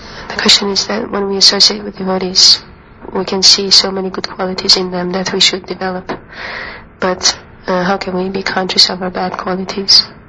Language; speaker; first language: English; non-native, fluent; Hungarian